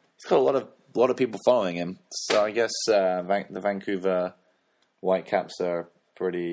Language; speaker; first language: English; native; English